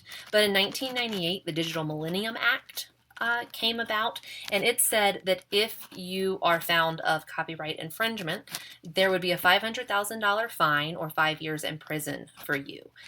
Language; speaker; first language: English; native; English